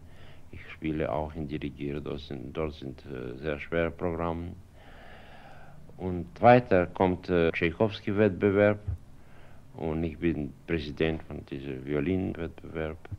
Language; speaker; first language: German; non-native, fluent; Russian